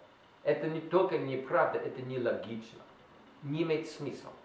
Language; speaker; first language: Russian; non-native, learner; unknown